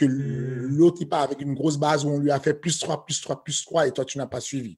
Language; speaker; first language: French; native; French